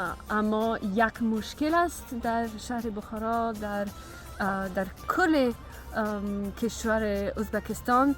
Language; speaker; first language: Persian; non-native, learner; French